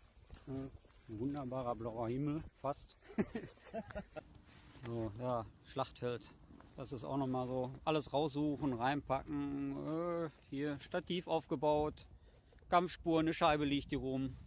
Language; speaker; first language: German; native; German